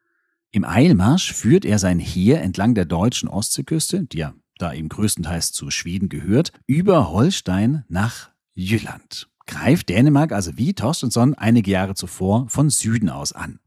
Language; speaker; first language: German; native; German